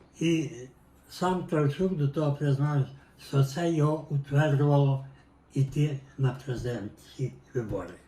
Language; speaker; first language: Ukrainian; native; Ukrainian